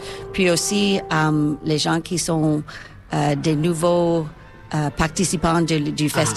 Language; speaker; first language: French; non-native, local second language; English